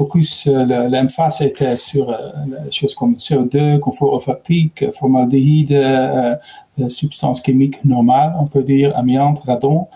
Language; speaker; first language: French; non-native, learner; Dutch